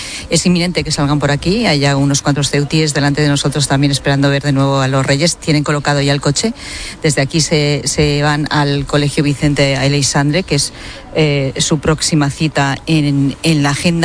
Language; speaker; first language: Spanish; native; Spanish